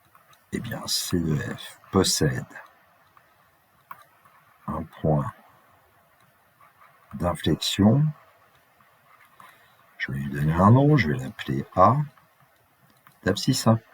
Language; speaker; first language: French; native; French